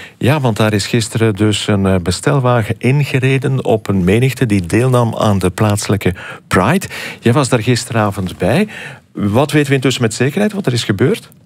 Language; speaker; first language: Dutch; native; Dutch